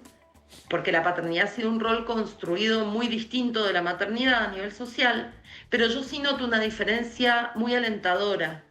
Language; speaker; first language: Spanish; native; Spanish